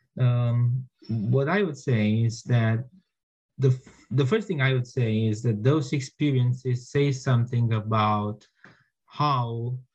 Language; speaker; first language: English; non-native, fluent; Romanian